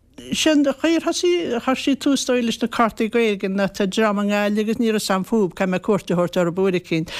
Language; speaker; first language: Irish; native; Irish